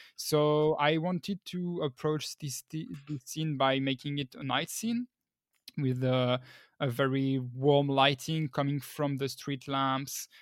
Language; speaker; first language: English; non-native, fluent; French